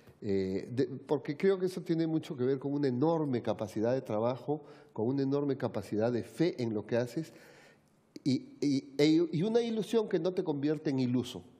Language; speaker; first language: Spanish; native; Spanish